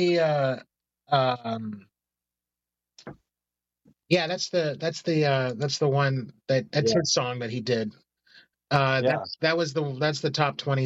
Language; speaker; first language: English; native; English